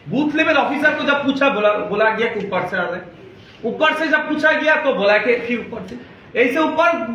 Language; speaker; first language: Hindi; non-native, local second language; Bangla